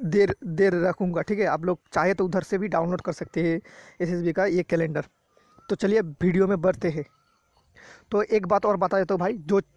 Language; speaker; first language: Hindi; non-native, local second language; Bangla